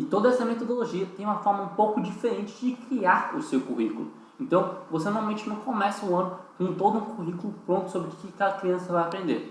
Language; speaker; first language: Portuguese; native; Portuguese